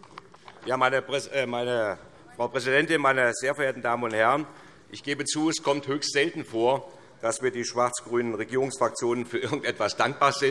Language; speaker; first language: German; native; German